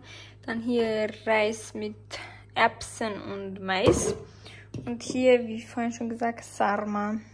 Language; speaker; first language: German; early bilingual, other home language; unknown